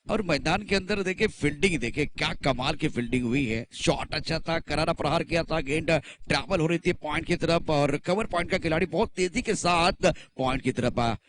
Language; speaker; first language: Hindi; non-native, local second language; Marathi